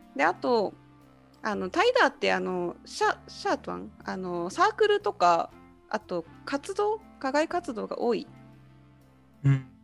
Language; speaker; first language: Japanese; native; Japanese